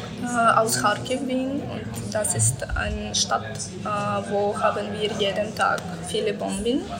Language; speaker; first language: German; non-native, learner; Ukrainian